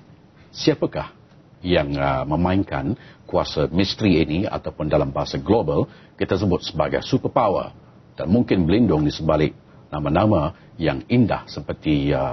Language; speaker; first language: Malay; native; Malay